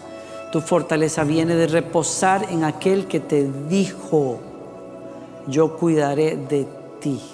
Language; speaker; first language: Spanish; native; Spanish